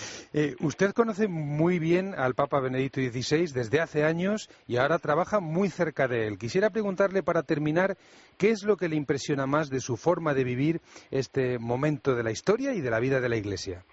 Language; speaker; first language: Spanish; native; Spanish